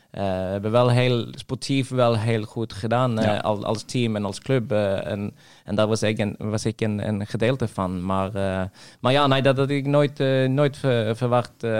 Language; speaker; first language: Dutch; non-native, fluent; Norwegian